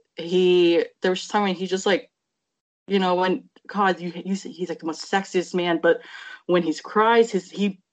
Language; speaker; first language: English; native; English